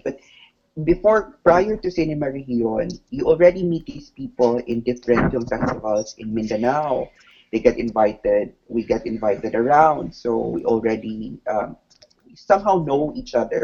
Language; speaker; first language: English; non-native, local second language; Cebuano